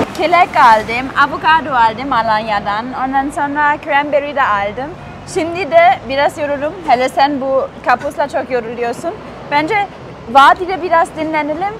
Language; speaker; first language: Turkish; non-native, fluent; German